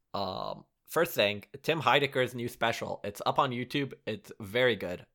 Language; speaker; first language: English; early bilingual, other home language; Arabic